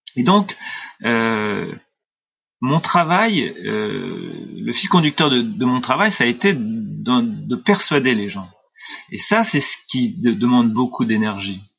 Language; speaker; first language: French; native; French